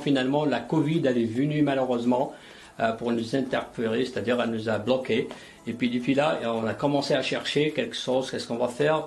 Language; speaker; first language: French; non-native, local second language; Arabic